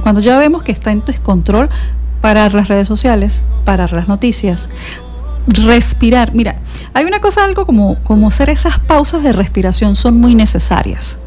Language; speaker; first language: Spanish; native; Spanish